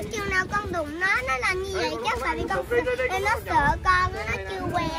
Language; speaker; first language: Vietnamese; early bilingual, heritage; Vietnamese